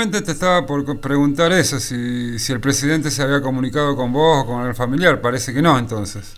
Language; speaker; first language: Spanish; native; Spanish